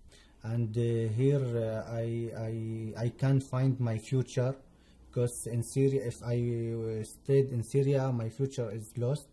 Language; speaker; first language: English; non-native, learner; Arabic